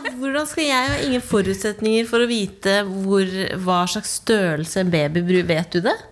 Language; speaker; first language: Norwegian; native; Norwegian